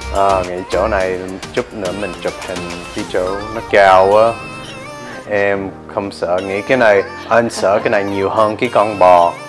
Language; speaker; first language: Vietnamese; early bilingual, heritage; Vietnamese